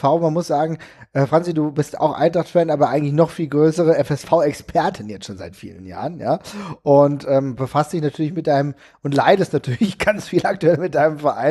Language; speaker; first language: German; native; German